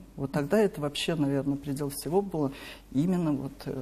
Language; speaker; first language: Russian; non-native, local second language; Korean